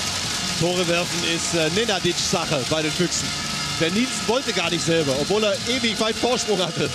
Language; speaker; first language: German; native; German